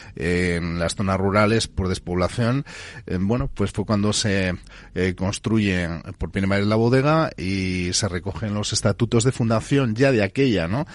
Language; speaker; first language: Spanish; native; Spanish